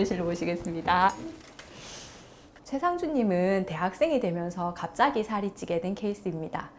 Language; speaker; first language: Korean; native; Korean